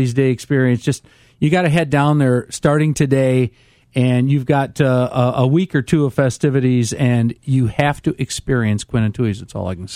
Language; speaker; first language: English; native; English